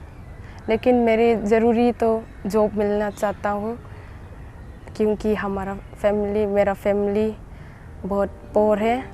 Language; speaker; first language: Hindi; non-native, local second language; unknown